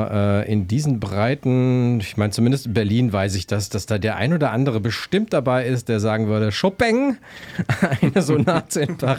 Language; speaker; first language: German; native; German